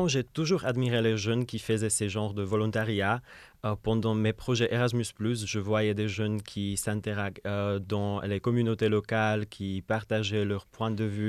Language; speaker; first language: French; non-native, fluent; Czech